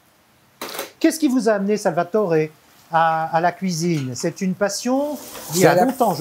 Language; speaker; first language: French; native; French